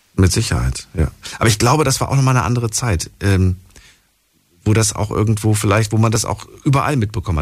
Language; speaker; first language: German; native; German